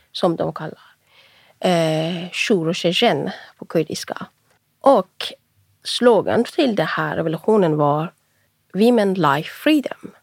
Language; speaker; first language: Swedish; non-native, fluent; Persian